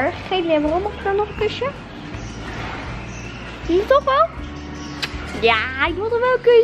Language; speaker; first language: Dutch; native; Dutch